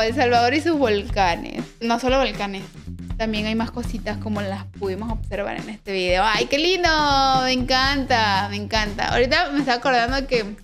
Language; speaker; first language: Spanish; native; Spanish